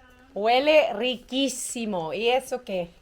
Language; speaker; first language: Spanish; non-native, fluent; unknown